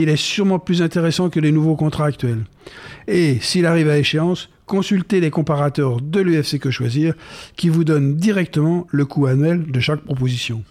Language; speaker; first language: French; native; French